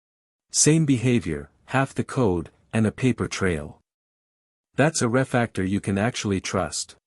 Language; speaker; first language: English; native; English